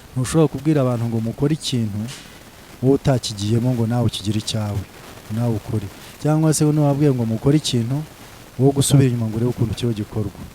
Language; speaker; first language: Kinyarwanda; early bilingual, heritage; Kinyarwanda